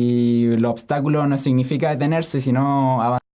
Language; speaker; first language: Spanish; native; Spanish